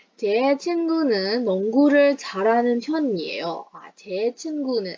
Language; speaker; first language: Korean; non-native, fluent; Burmese